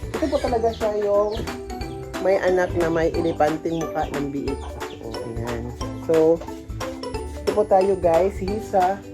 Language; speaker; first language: Filipino; non-native, local second language; Cebuano